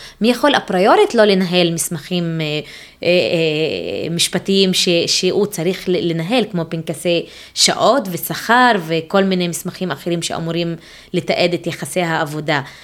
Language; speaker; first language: Hebrew; non-native, local second language; Arabic